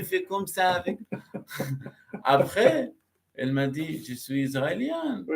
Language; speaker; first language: French; non-native, learner; Arabic